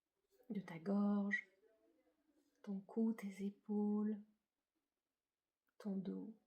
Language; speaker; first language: French; native; French